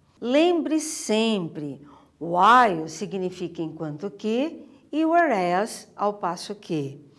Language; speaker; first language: Portuguese; native; Portuguese